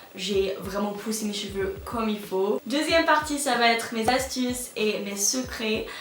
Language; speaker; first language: French; non-native, fluent; English